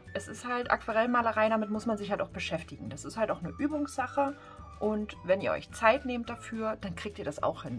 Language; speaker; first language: German; native; German